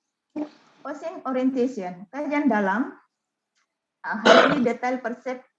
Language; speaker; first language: English; non-native, learner; Indonesian